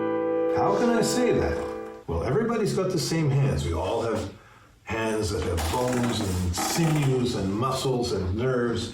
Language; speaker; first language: English; native; English